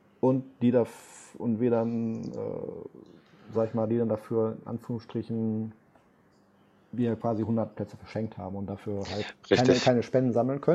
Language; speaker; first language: German; native; German